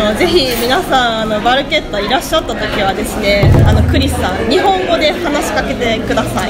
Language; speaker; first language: Japanese; native; Japanese